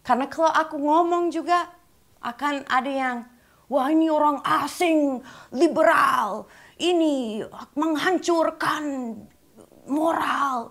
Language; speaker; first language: Indonesian; non-native, fluent; English